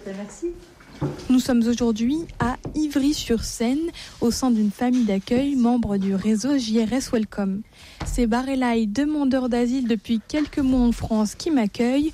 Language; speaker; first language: French; native; French